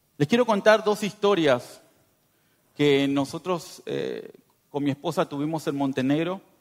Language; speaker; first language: Spanish; native; Spanish